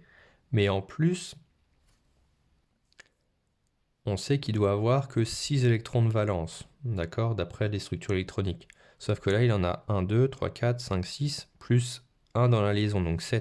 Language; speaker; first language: French; native; French